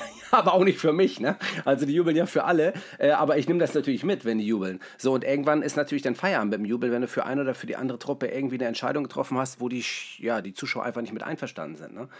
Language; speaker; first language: German; native; German